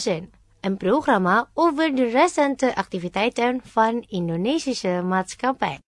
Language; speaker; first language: Dutch; non-native, fluent; Indonesian